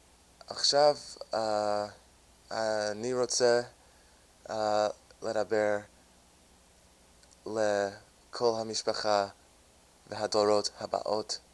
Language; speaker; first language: Hebrew; non-native, learner; English